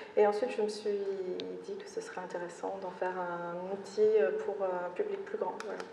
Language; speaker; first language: French; native; French